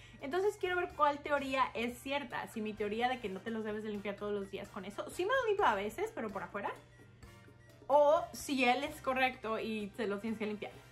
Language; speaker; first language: Spanish; early bilingual, heritage; Spanish